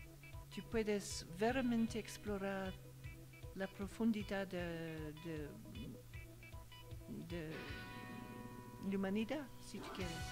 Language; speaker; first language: Spanish; non-native, learner; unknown